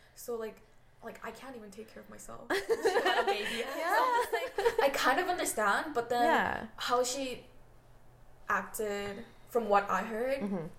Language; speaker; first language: English; native; English